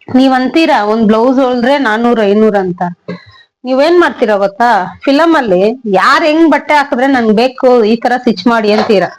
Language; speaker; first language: Kannada; non-native, local second language; Tamil